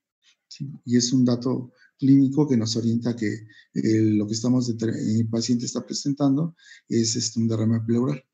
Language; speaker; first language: Spanish; native; Spanish